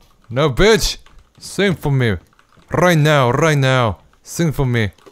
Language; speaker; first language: English; non-native, learner; Korean